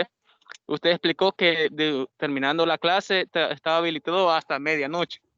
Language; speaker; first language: Spanish; native; Spanish